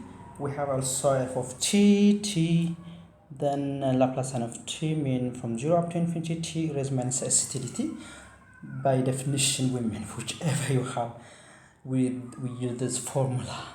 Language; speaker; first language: English; non-native, fluent; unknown